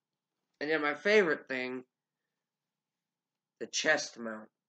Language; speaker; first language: English; native; English